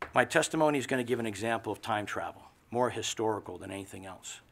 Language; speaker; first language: English; native; English